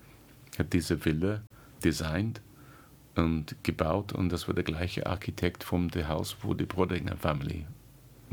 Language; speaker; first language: German; non-native, learner; English